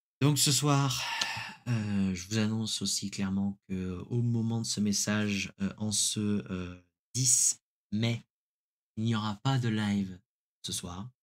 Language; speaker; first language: French; native; French